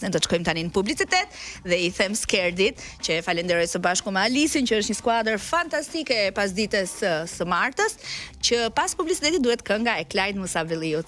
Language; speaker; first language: Albanian; native; Albanian